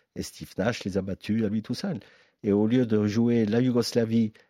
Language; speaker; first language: French; native; French